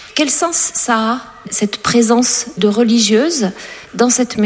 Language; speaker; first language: French; native; French